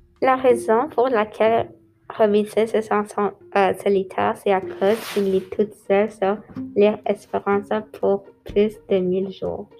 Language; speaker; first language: French; non-native, local second language; English